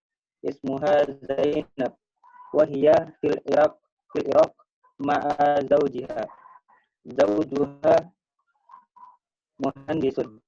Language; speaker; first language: Arabic; non-native, learner; Indonesian